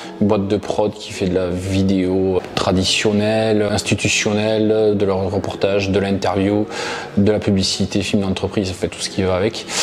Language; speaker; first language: French; native; French